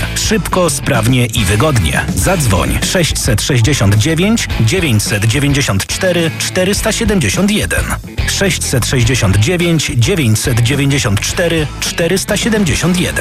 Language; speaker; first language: Polish; native; Polish